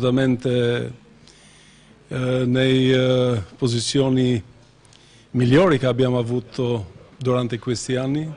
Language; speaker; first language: Italian; non-native, fluent; Albanian